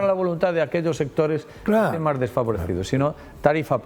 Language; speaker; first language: Spanish; native; Spanish